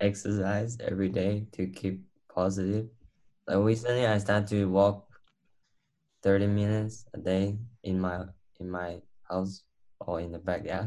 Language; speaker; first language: English; non-native, learner; Cantonese